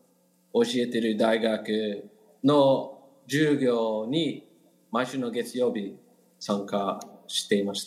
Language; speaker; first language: Japanese; non-native, learner; English